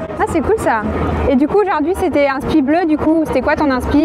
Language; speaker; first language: French; native; French